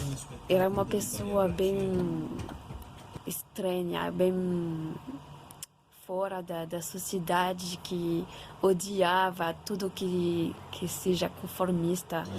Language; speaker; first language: Portuguese; non-native, fluent; French